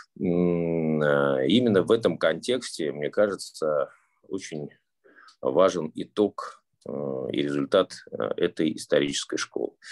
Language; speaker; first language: Russian; native; Russian